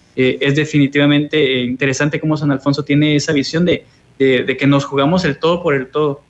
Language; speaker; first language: Spanish; native; Spanish